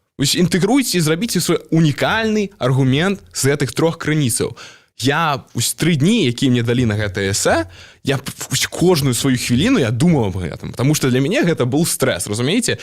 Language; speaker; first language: Belarusian; non-native, local second language; Russian